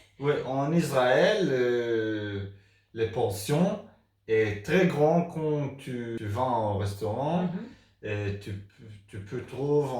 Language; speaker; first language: French; non-native, learner; Hebrew